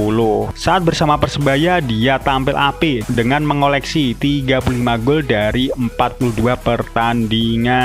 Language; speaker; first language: Indonesian; non-native, local second language; Javanese